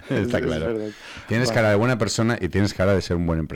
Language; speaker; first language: Spanish; native; Spanish